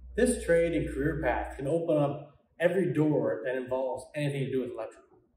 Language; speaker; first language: English; native; English